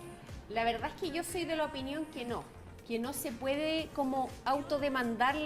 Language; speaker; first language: Spanish; native; Spanish